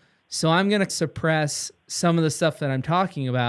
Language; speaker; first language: English; native; English